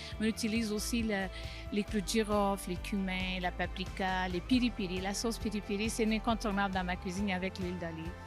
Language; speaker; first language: French; non-native, fluent; Portuguese